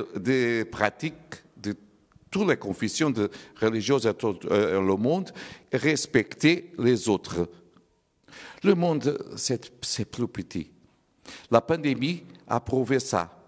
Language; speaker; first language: French; non-native, learner; Portuguese